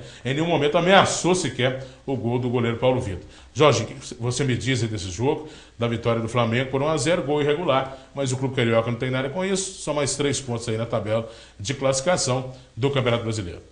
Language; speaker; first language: Portuguese; native; Portuguese